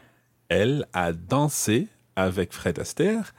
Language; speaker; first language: French; non-native, fluent; English